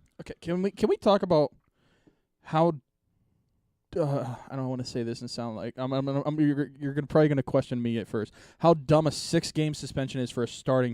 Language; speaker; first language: English; native; English